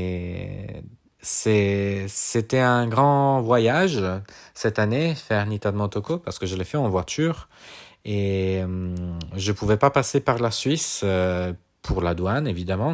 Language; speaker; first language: French; non-native, fluent; Italian